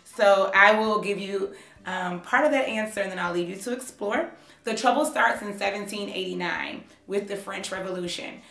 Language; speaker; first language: English; native; English